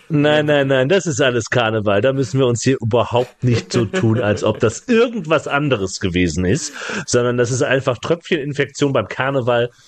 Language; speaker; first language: German; native; German